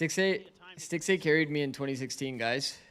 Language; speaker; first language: English; native; English